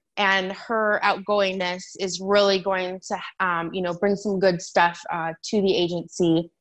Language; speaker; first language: English; native; English